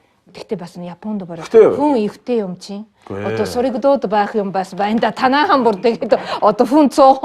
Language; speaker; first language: Mongolian; non-native, fluent; Japanese